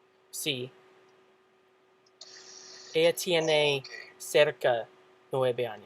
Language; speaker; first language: Spanish; non-native, learner; English